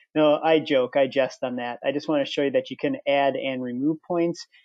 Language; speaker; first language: English; native; English